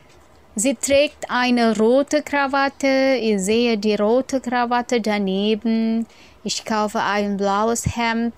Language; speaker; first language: German; non-native, fluent; Indonesian